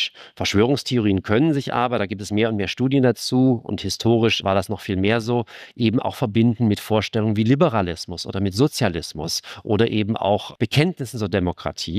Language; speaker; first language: German; native; German